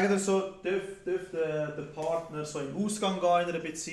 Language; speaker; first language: German; native; German